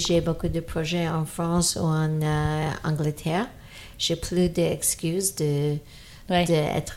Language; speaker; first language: French; non-native, fluent; English